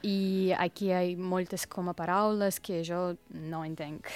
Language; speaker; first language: Catalan; non-native, learner; Russian